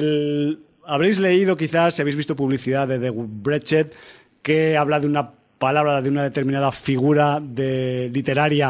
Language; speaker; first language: Spanish; native; Spanish